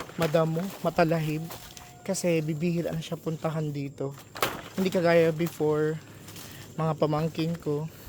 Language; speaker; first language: Filipino; non-native, local second language; Aklanon